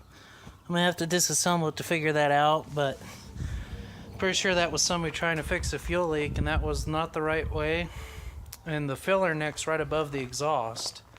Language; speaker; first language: English; native; English